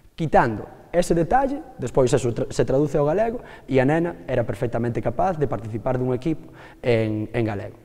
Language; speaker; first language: Galician; native; Galician